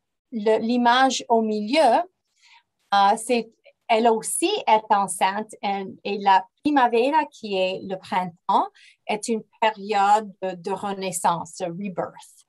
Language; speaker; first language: French; non-native, fluent; English